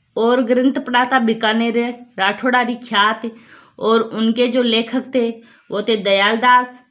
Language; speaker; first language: Hindi; native; Hindi